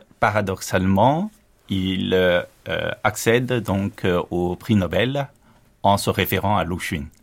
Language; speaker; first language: French; non-native, fluent; Chinese